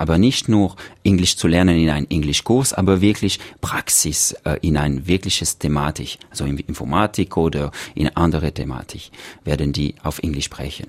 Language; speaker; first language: German; non-native, local second language; French